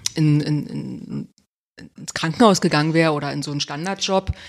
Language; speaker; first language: German; native; German